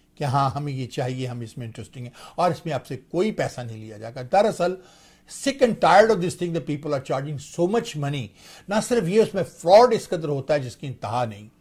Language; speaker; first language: Urdu; native; Urdu